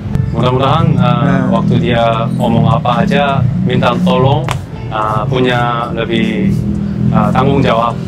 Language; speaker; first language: Indonesian; non-native, fluent; Korean